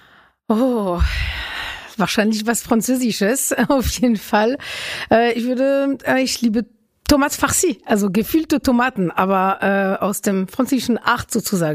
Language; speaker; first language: German; non-native, fluent; French